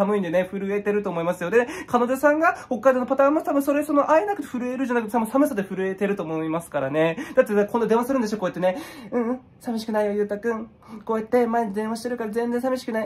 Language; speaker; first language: Japanese; native; Japanese